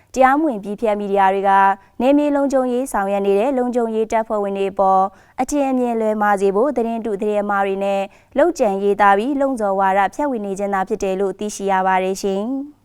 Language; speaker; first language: Burmese; native; Burmese